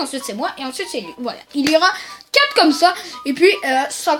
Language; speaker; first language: French; native; French